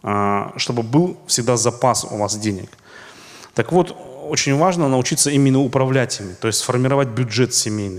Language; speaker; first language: Russian; native; Russian